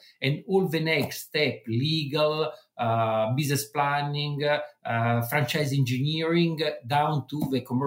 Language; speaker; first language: English; non-native, fluent; Italian